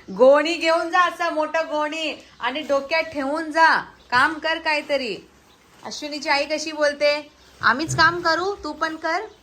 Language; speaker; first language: Marathi; native; Marathi